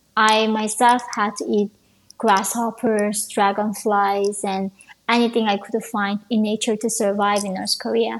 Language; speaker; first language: English; non-native, fluent; Korean